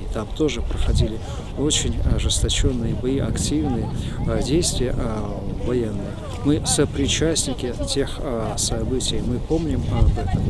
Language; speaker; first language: Russian; native; Russian